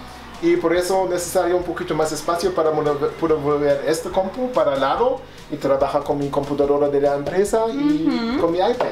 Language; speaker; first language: Spanish; non-native, fluent; German